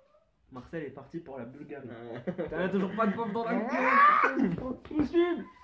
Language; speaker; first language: French; native; French